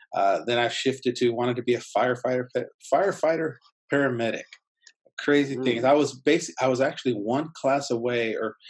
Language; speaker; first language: English; early bilingual, other home language; Spanish